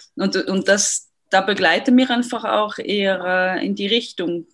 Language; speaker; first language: German; non-native, fluent; French